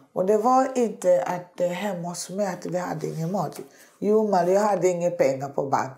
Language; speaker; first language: Swedish; non-native, learner; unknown